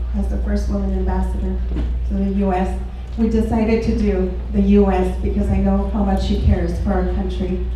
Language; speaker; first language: English; early bilingual, other home language; Spanish